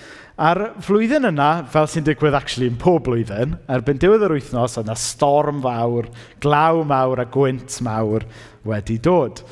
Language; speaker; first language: Welsh; native; Welsh